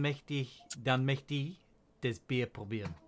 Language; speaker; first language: German; non-native, learner; English